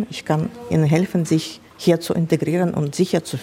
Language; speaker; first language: German; non-native, fluent; Ukrainian